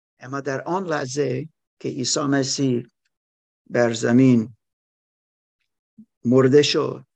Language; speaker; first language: Persian; non-native, learner; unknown